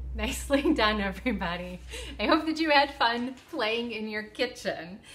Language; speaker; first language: English; native; English